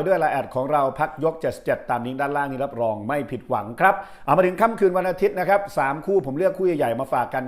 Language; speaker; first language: Thai; native; Thai